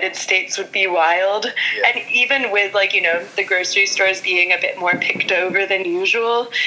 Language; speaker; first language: English; native; English